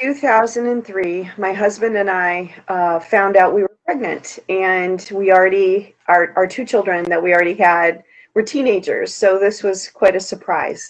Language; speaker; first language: English; native; English